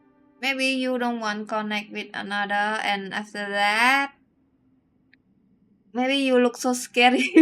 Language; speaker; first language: English; non-native, learner; Vietnamese